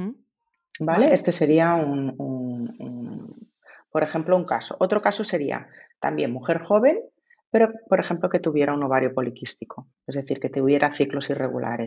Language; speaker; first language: Spanish; native; Spanish